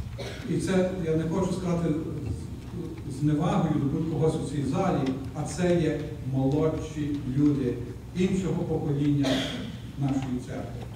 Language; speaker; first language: Ukrainian; early bilingual, heritage; Ukrainian